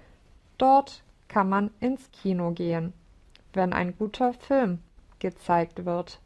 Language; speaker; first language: German; non-native, learner; English